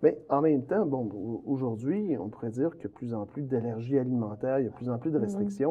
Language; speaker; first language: French; native; French